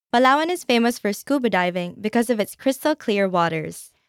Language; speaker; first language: English; non-native, local second language; Filipino